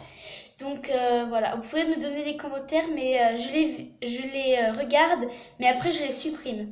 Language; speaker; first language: French; native; French